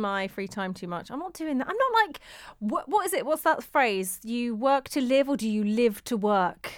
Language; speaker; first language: English; native; English